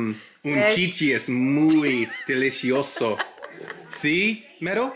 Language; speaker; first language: Spanish; non-native, learner; English